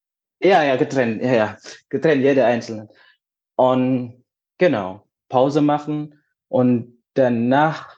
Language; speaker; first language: German; non-native, fluent; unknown